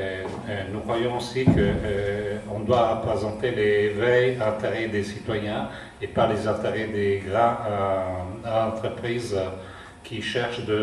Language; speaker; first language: French; non-native, fluent; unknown